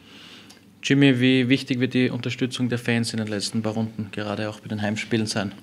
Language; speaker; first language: German; native; German